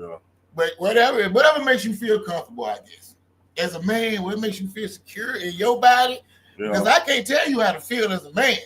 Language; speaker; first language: English; native; English